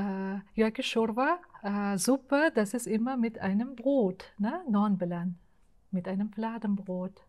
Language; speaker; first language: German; non-native, fluent; Uzbek